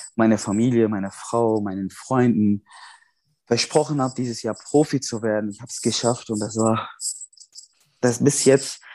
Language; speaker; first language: German; non-native, fluent; Arabic